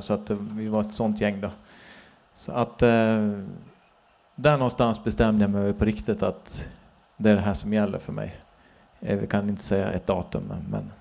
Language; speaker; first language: Swedish; native; Swedish